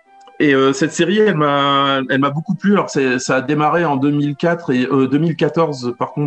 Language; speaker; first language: French; native; French